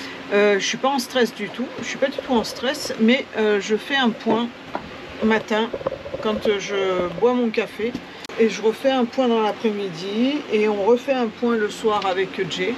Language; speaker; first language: French; native; French